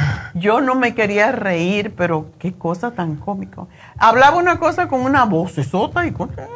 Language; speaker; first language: Spanish; native; Spanish